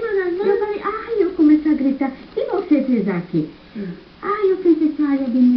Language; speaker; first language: Portuguese; non-native, learner; German